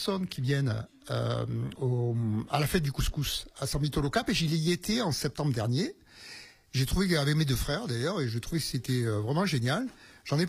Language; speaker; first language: French; native; French